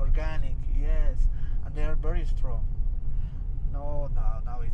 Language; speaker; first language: English; non-native, learner; Spanish